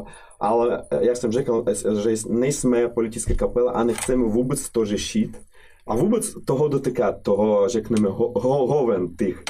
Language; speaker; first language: Czech; non-native, fluent; Russian